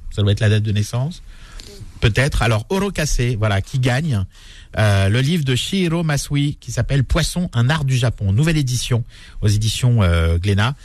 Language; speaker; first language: French; native; French